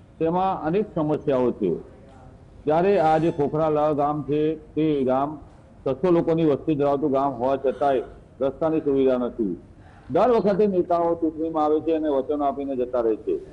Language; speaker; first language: Gujarati; native; Gujarati